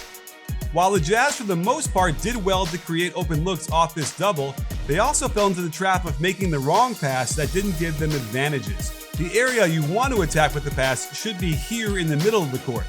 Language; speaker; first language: English; native; English